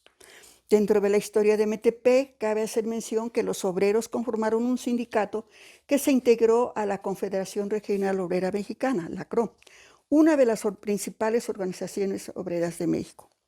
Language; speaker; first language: Spanish; native; Spanish